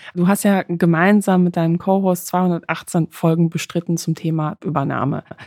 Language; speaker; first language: German; early bilingual, other home language; Polish